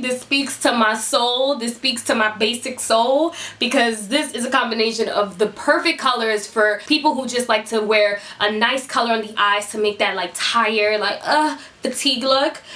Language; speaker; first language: English; early bilingual, other home language; Spanish